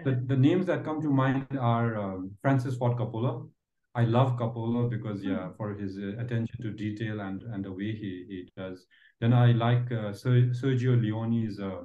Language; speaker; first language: English; non-native, fluent; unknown